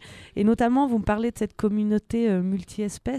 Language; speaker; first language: French; native; French